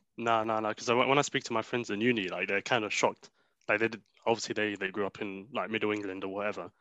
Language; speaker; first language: English; early bilingual, other home language; Arabic